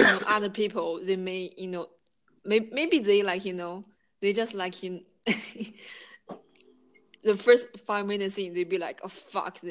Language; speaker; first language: English; non-native, fluent; Chinese